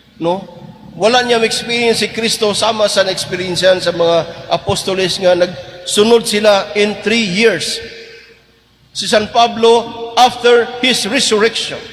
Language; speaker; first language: Cebuano; native; Cebuano